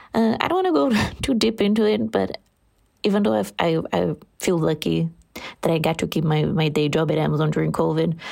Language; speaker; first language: English; non-native, fluent; Portuguese